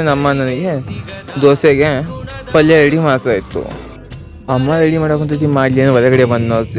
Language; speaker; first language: Kannada; native; Kannada